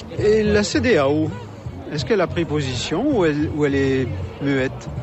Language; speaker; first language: French; native; French